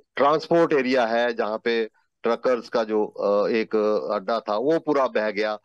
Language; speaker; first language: Hindi; native; Hindi